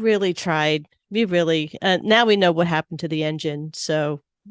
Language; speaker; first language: English; native; English